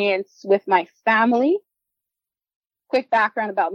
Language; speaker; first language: English; non-native, local second language; Spanish